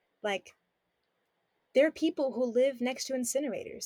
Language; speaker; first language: English; native; English